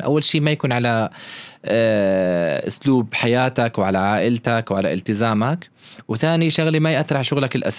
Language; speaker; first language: Arabic; native; Arabic